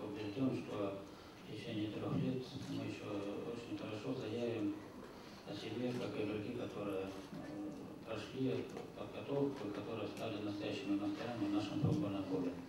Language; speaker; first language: Russian; native; Russian